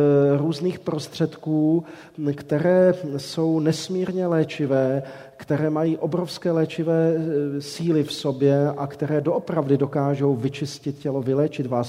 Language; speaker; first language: Czech; native; Czech